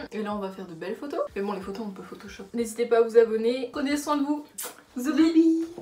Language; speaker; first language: French; native; French